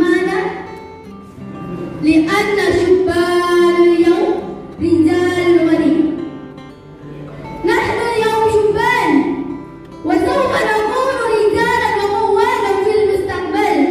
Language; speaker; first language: Arabic; non-native, learner; Indonesian